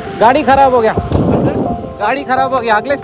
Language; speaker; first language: Hindi; non-native, local second language; Malayalam